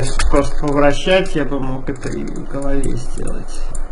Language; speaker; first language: Russian; native; Russian